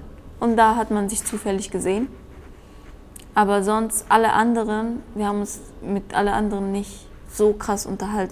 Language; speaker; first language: German; early bilingual, other home language; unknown